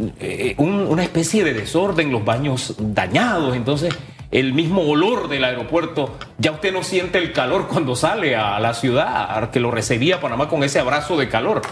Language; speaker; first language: Spanish; native; Spanish